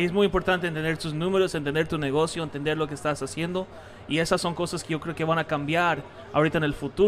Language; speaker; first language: Spanish; early bilingual, heritage; Spanish